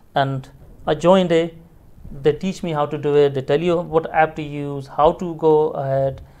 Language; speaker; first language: English; non-native, fluent; Punjabi